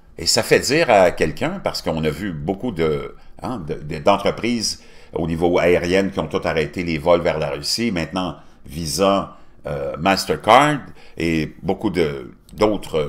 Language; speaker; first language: French; native; French